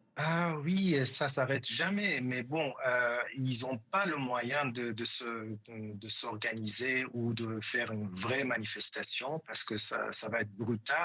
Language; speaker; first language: French; non-native, fluent; Persian